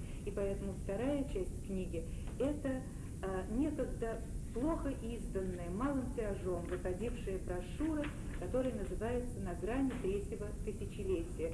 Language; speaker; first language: Russian; native; Russian